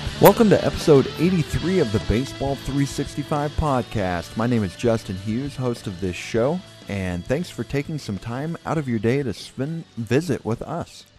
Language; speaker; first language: English; native; English